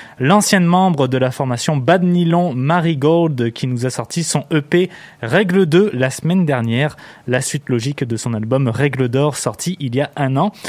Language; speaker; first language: French; native; French